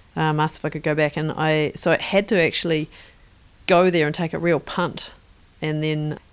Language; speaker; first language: English; native; English